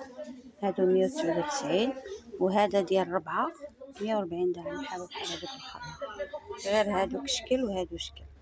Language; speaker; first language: Arabic; native; Arabic